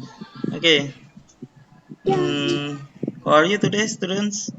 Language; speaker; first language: English; non-native, learner; Indonesian